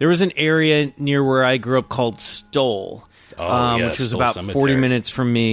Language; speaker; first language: English; native; English